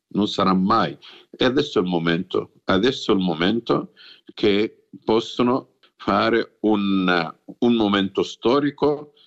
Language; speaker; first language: Italian; non-native, fluent; Arabic